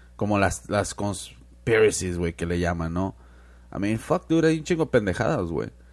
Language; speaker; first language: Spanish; early bilingual, heritage; Spanish